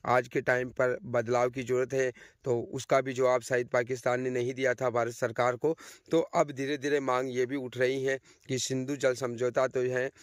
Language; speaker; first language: Hindi; native; Hindi